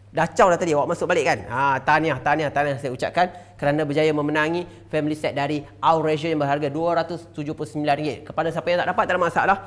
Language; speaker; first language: Malay; native; Malay